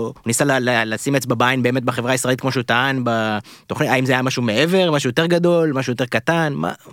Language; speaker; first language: Hebrew; native; Hebrew